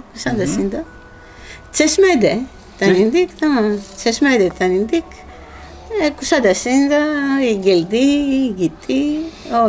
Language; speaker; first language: Turkish; non-native, learner; Greek